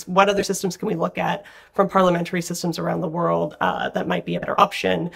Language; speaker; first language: English; native; English